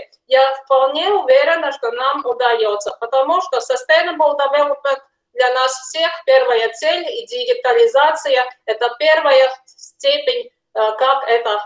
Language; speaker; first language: Russian; non-native, fluent; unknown